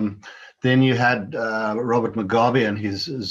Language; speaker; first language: English; native; English